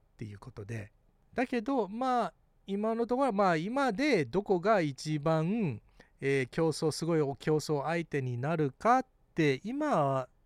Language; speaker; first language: Japanese; early bilingual, heritage; Japanese